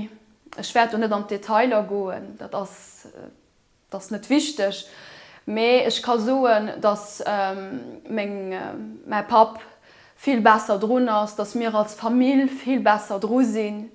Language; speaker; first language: German; non-native, local second language; Luxembourgish